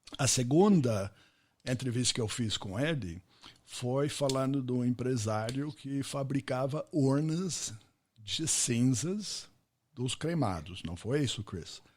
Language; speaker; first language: Portuguese; non-native, fluent; English